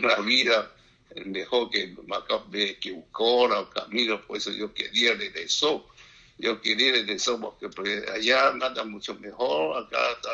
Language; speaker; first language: Spanish; non-native, learner; Chinese